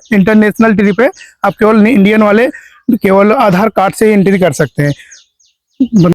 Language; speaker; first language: Hindi; native; Hindi